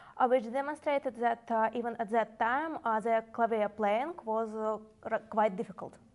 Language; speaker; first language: English; non-native, fluent; Russian